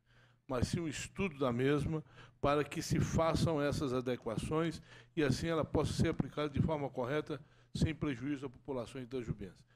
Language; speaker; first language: Portuguese; native; Portuguese